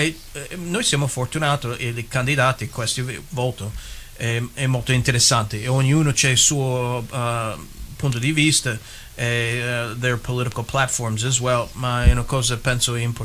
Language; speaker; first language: Italian; early bilingual, heritage; English